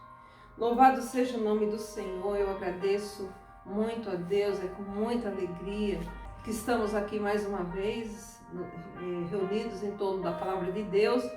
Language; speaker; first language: Portuguese; native; Portuguese